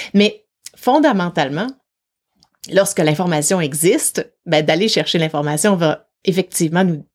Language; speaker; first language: French; native; French